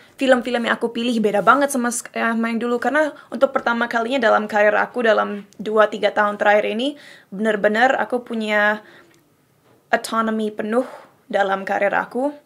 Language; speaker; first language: Indonesian; native; Indonesian